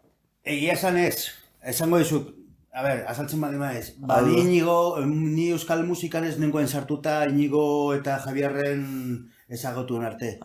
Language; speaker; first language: Basque; non-native, local second language; Spanish